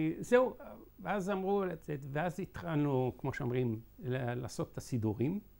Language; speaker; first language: Hebrew; non-native, fluent; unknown